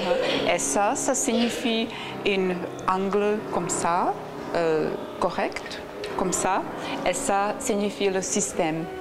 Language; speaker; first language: French; non-native, learner; Czech